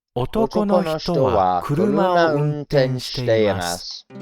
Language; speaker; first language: Japanese; non-native, learner; English